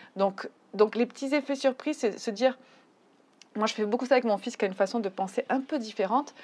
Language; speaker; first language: French; native; French